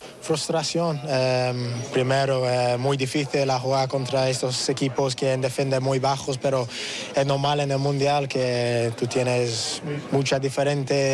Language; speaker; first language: Spanish; non-native, learner; English